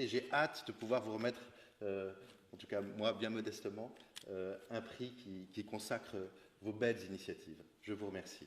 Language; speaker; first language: French; native; French